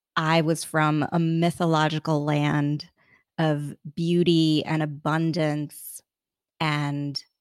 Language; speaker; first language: English; early bilingual, other home language; Hindi